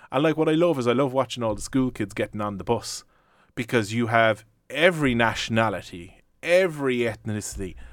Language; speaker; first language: English; native; English